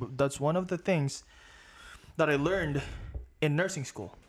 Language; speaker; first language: English; non-native, local second language; Filipino